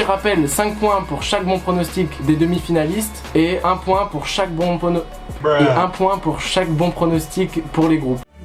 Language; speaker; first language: French; native; French